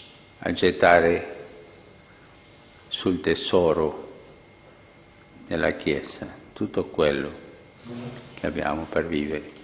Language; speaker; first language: Italian; non-native, fluent; Spanish